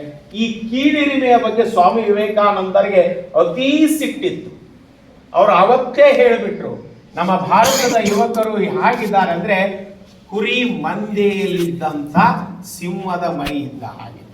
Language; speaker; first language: Kannada; native; Kannada